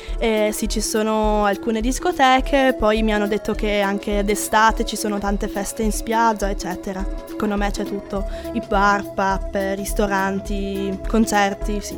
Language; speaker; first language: Italian; non-native, local second language; German